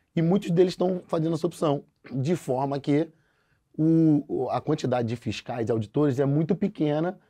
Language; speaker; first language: Portuguese; native; Portuguese